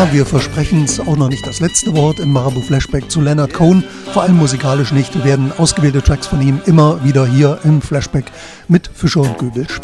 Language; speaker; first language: German; native; German